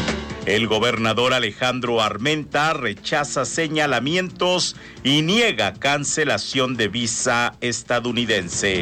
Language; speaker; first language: Spanish; native; Spanish